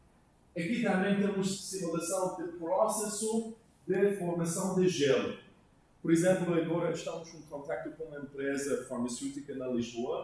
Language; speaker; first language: Portuguese; non-native, learner; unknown